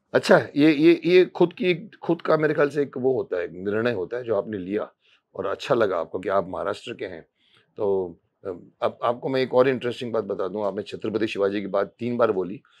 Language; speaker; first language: Hindi; native; Hindi